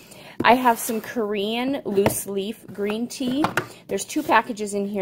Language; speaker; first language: English; native; English